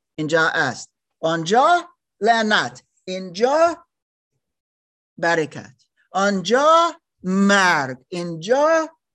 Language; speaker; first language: Persian; non-native, learner; German